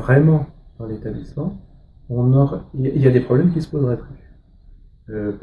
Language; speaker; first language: French; native; French